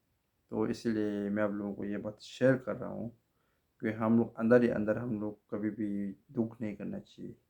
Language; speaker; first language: Hindi; non-native, local second language; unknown